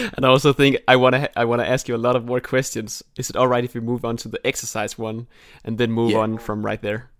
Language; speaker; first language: English; non-native, fluent; Danish